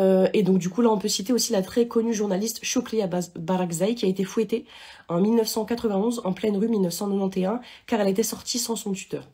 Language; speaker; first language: French; native; French